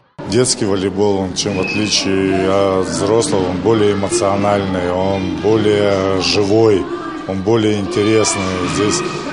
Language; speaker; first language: Russian; native; Russian